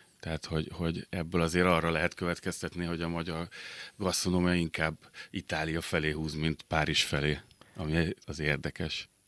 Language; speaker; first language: Hungarian; native; Hungarian